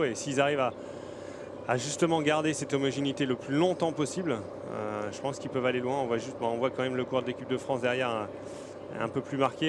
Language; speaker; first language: French; native; French